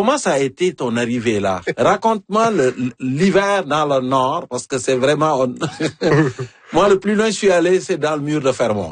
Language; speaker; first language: French; native; French